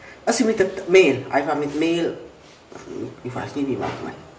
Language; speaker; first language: German; non-native, local second language; Tamil